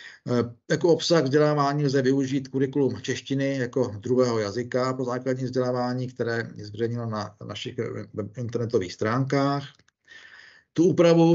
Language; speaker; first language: Czech; native; Czech